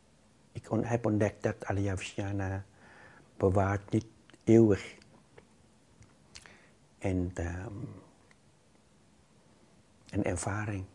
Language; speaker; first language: Dutch; non-native, fluent; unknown